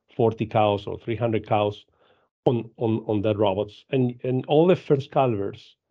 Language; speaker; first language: English; non-native, fluent; Spanish